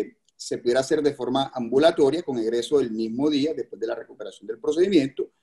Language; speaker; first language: Spanish; native; Spanish